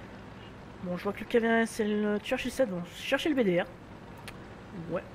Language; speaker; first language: French; native; French